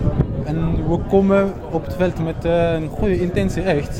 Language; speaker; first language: Dutch; non-native, fluent; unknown